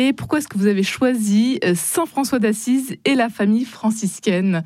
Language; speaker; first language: French; native; French